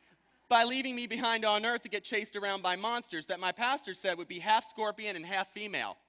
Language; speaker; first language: English; native; English